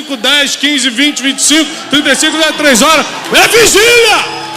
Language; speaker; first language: Portuguese; native; Portuguese